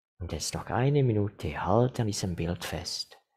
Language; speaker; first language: German; non-native, fluent; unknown